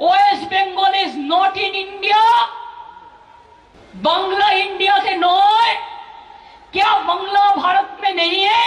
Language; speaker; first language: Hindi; non-native, local second language; Bangla